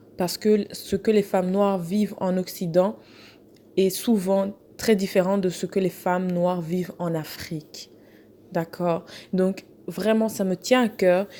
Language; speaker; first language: French; non-native, fluent; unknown